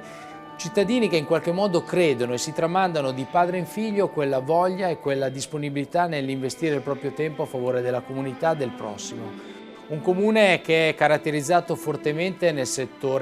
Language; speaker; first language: Italian; native; Italian